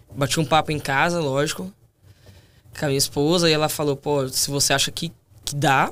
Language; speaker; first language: Portuguese; native; Portuguese